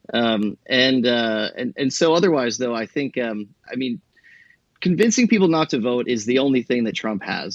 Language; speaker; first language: English; native; English